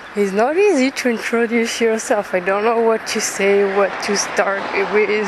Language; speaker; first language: English; non-native, fluent; French